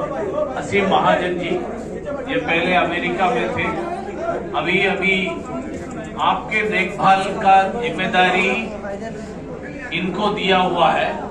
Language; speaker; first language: Hindi; non-native, local second language; Malayalam